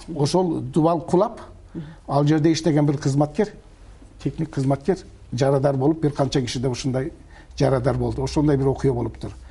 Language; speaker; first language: Kyrgyz; early bilingual, heritage; Kyrgyz